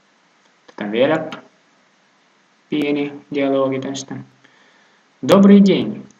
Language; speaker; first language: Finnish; non-native, fluent; Russian